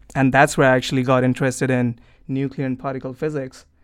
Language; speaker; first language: English; non-native, local second language; Hindi